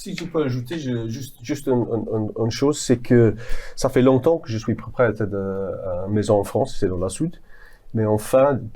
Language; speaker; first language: French; non-native, fluent; English